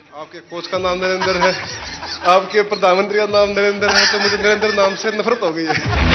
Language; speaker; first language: Hindi; native; Hindi